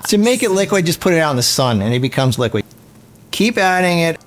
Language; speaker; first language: English; native; English